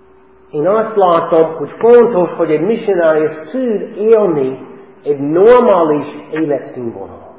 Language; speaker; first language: Hungarian; non-native, fluent; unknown